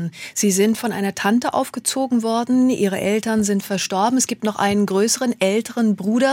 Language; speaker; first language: German; native; German